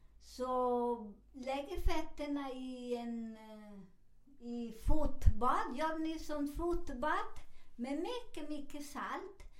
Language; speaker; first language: Swedish; non-native, fluent; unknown